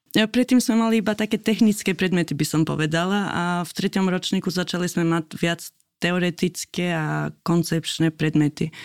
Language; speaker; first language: Slovak; non-native, fluent; Albanian